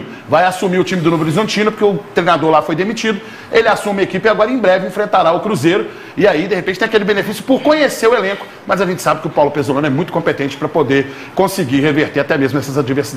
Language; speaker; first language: Portuguese; native; Portuguese